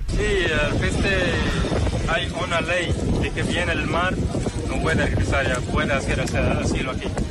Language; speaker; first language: Spanish; non-native, learner; Arabic